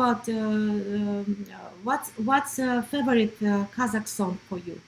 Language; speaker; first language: English; non-native, learner; Russian